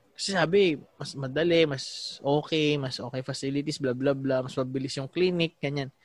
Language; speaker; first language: Filipino; native; Filipino